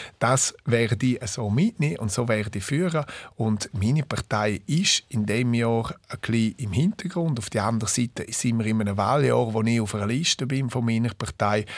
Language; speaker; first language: German; non-native, local second language; Romansh